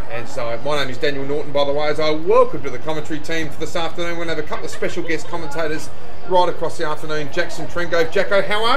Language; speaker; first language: English; native; English